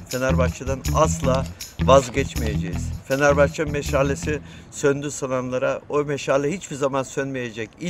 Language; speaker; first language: Turkish; native; Turkish